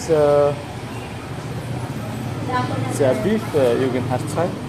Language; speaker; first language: English; non-native, learner; Mongolian